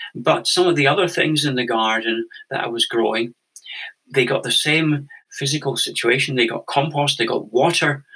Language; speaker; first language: English; native; English